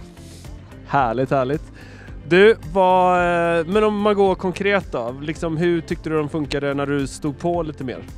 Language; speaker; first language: Swedish; native; Swedish